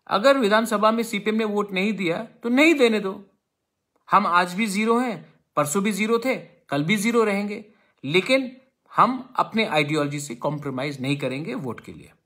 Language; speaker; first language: Hindi; non-native, local second language; Kok Borok